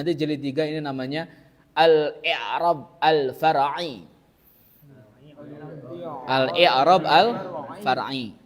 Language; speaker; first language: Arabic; non-native, fluent; Indonesian